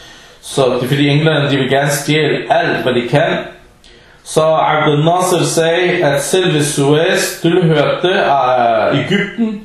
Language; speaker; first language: Danish; early bilingual, other home language; Arabic